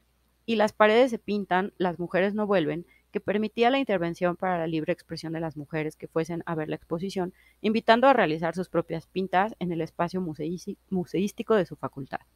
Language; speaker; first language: Spanish; native; Spanish